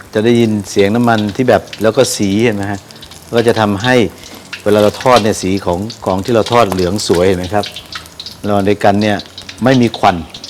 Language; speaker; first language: Thai; native; Thai